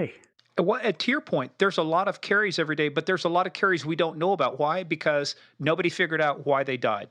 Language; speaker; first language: English; native; English